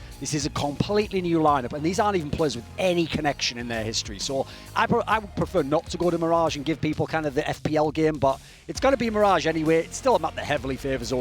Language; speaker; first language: English; native; English